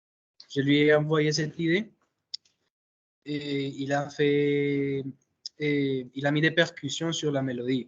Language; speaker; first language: French; non-native, fluent; Spanish